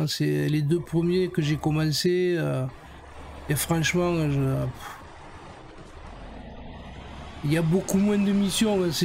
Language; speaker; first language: French; native; French